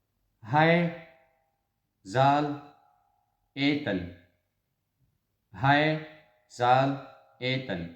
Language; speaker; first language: Dutch; non-native, fluent; Pashto